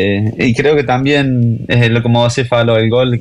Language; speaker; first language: Portuguese; non-native, learner; Spanish